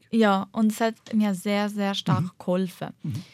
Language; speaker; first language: German; early bilingual, heritage; Arabic